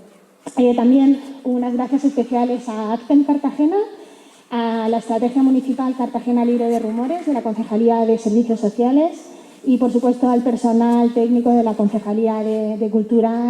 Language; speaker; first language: Spanish; native; Spanish